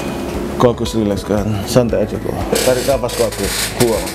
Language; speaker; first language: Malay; non-native, local second language; Javanese